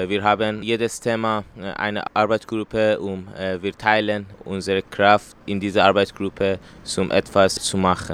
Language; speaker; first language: German; non-native, learner; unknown